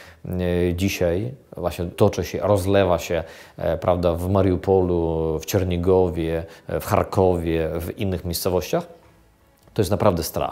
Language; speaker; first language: Polish; non-native, fluent; Ukrainian